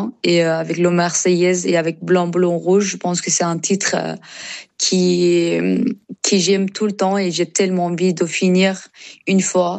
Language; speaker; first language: French; non-native, learner; Persian